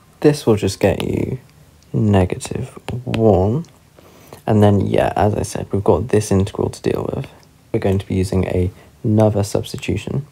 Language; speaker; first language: English; native; English